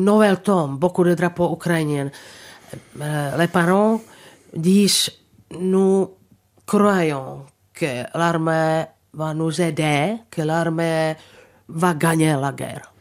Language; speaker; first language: French; non-native, fluent; Czech